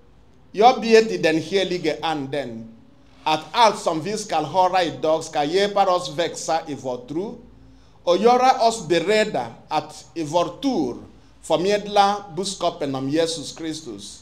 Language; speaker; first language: Swedish; non-native, fluent; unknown